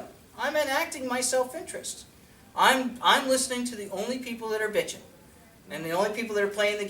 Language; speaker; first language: English; native; English